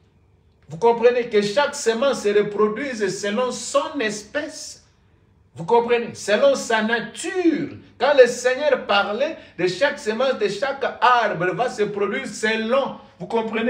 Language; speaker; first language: French; non-native, local second language; Lingala